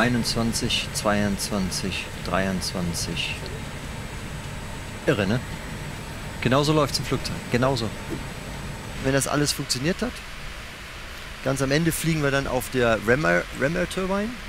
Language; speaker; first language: German; native; German